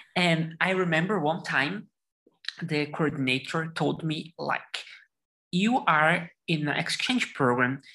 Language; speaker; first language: English; non-native, learner; Portuguese